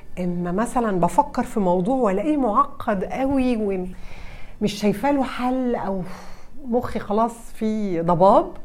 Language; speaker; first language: Arabic; early bilingual, heritage; Arabic